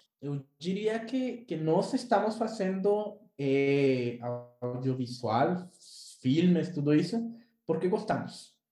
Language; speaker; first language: Portuguese; non-native, learner; Spanish